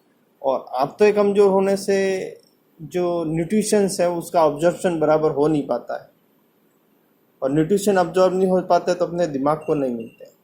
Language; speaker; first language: Hindi; native; Hindi